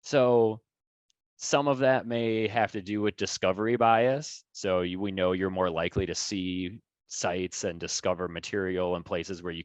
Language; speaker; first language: English; native; English